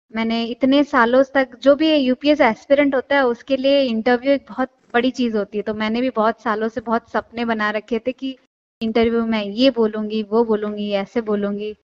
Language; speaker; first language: Hindi; non-native, local second language; Odia